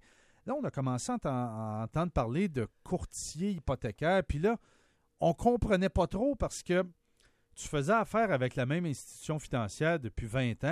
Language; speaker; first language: French; native; French